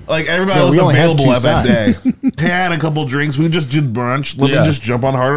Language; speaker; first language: English; native; English